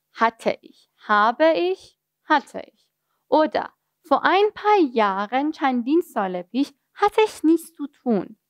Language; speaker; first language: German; non-native, fluent; Persian